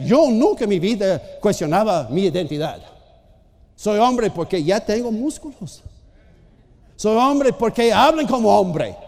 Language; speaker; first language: Spanish; non-native, fluent; English